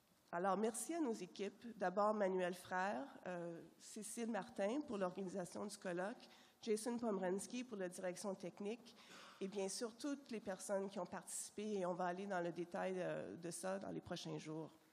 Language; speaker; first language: French; native; French